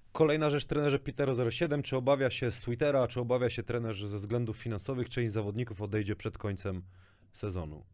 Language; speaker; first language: Polish; native; Polish